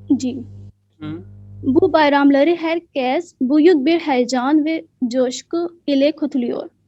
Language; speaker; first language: Turkish; non-native, learner; Urdu